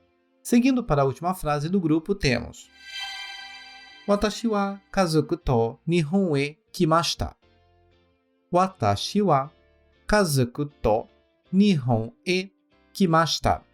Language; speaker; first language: Japanese; non-native, learner; Portuguese